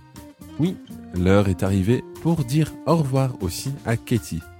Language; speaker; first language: French; non-native, fluent; English